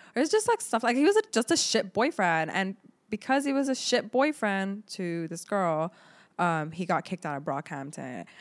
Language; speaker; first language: English; early bilingual, other home language; Arabic